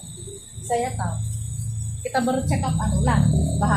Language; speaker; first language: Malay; non-native, fluent; Filipino